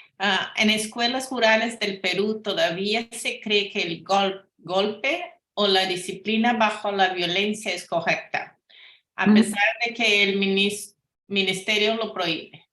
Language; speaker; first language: Spanish; non-native, fluent; Portuguese